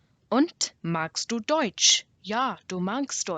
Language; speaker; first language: German; non-native, learner; English